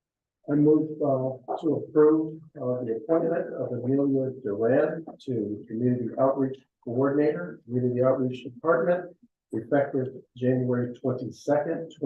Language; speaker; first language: English; native; English